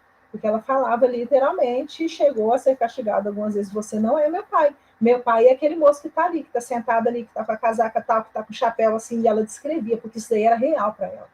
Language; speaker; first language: Portuguese; native; Portuguese